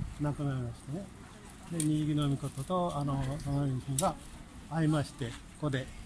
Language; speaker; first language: Japanese; native; Japanese